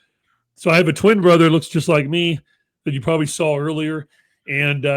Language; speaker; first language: English; native; English